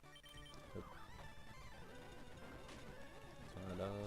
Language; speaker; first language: French; native; French